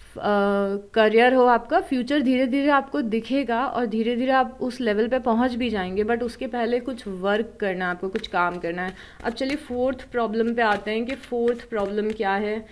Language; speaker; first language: Hindi; native; Hindi